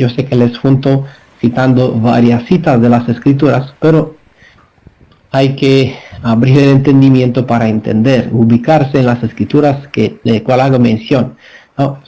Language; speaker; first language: Spanish; non-native, fluent; Romanian